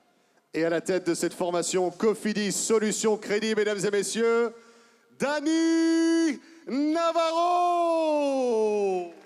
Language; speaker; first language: French; native; French